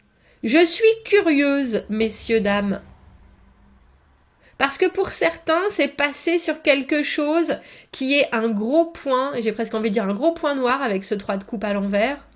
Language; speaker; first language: French; native; French